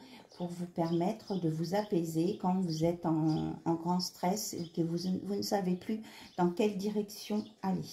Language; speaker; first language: French; native; French